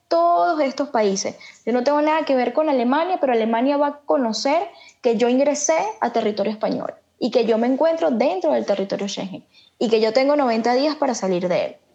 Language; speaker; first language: Spanish; native; Spanish